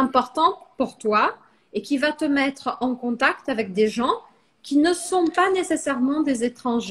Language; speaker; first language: French; non-native, fluent; Portuguese